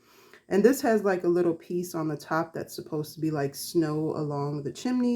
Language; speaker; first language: English; native; English